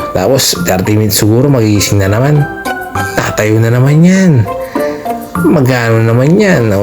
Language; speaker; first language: Filipino; non-native, local second language; Pampanga